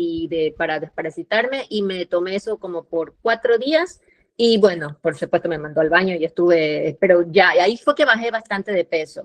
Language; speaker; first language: Spanish; native; Spanish